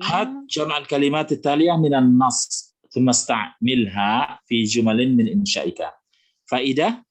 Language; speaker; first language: Arabic; non-native, fluent; Indonesian